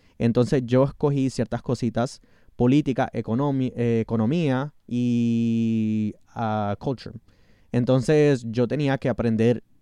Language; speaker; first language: Spanish; early bilingual, heritage; Spanish